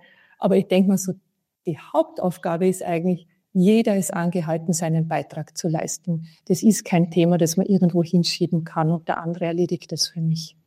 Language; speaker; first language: German; native; German